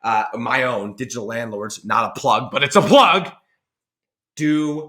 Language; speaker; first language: English; native; English